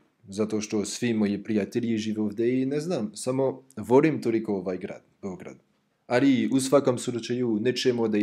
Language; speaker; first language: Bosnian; non-native, learner; French